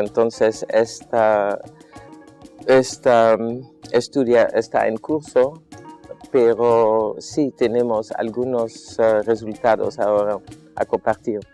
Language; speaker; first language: Spanish; non-native, fluent; Dutch